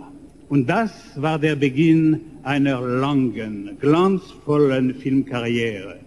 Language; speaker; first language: German; non-native, fluent; French